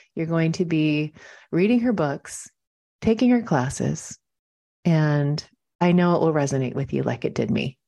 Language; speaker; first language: English; native; English